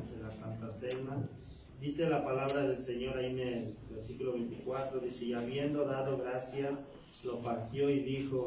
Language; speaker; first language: Spanish; native; Spanish